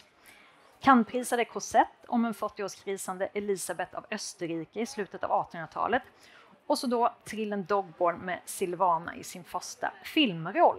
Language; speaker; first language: Swedish; native; Swedish